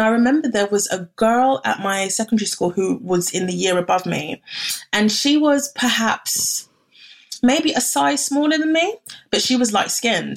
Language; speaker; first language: English; native; English